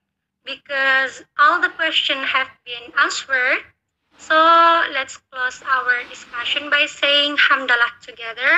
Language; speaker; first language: English; non-native, learner; Indonesian